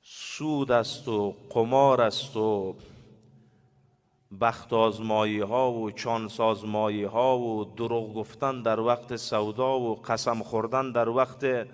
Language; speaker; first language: Persian; native; Persian